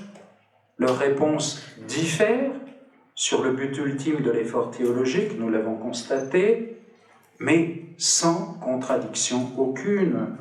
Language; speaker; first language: French; native; French